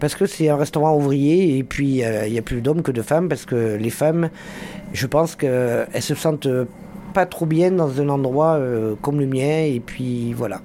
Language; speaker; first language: French; native; French